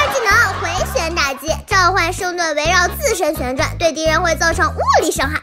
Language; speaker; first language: Chinese; native; Chinese